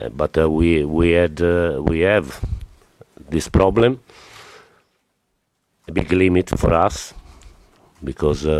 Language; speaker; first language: English; non-native, fluent; Italian